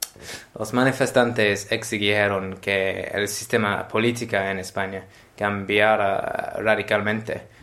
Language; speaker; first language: Spanish; non-native, learner; English